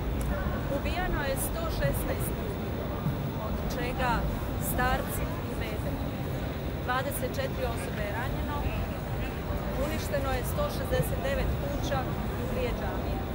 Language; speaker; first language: Croatian; native; Croatian